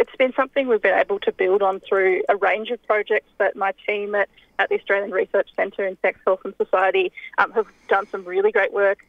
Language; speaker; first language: English; native; English